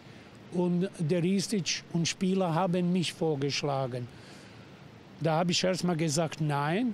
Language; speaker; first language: German; non-native, fluent; Serbian